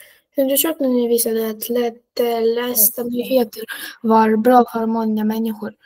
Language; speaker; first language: Swedish; non-native, learner; Russian